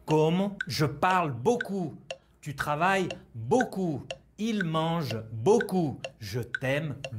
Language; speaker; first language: French; non-native, fluent; Portuguese